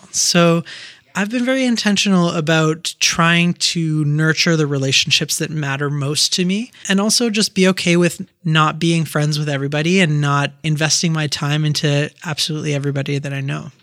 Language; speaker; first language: English; native; English